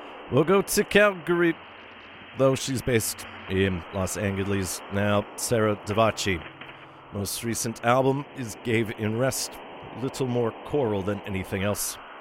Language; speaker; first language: English; native; English